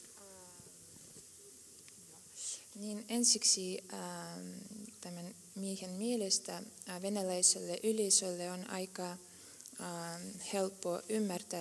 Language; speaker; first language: Finnish; non-native, fluent; Russian